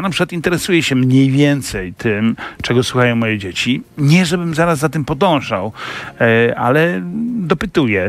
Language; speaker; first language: Polish; native; Polish